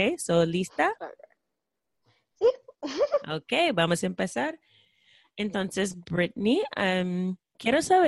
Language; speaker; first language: Spanish; non-native, fluent; English